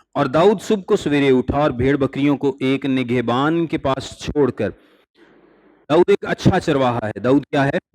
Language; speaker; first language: Urdu; non-native, local second language; Punjabi